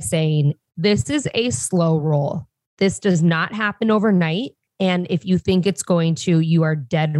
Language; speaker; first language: English; native; English